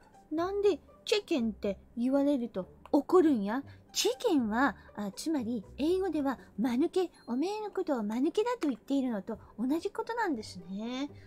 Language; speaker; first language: Japanese; non-native, fluent; English